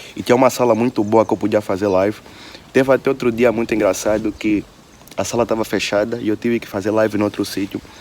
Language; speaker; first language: Portuguese; native; Portuguese